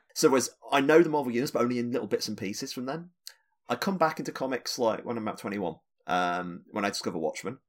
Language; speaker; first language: English; native; English